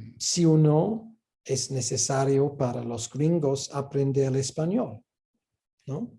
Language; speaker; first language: Spanish; non-native, fluent; English